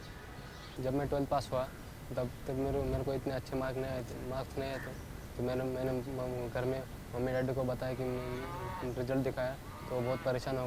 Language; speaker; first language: Hindi; non-native, local second language; Marathi